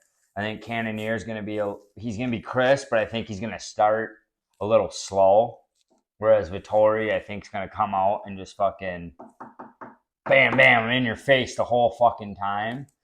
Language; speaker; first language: English; native; English